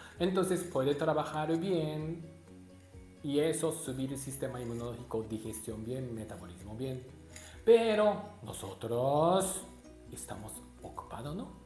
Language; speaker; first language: Spanish; non-native, learner; Japanese